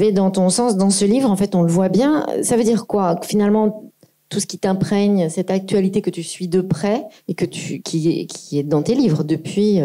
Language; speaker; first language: French; native; French